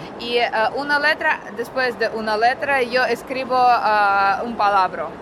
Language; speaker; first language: Spanish; non-native, learner; Russian